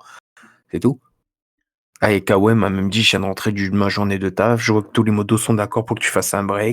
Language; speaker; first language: French; native; French